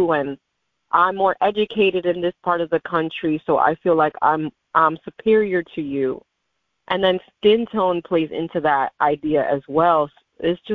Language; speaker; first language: English; native; English